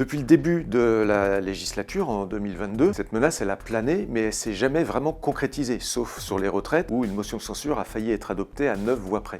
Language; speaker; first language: French; native; French